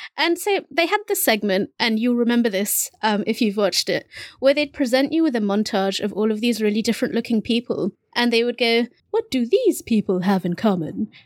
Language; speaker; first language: English; early bilingual, other home language; Bangla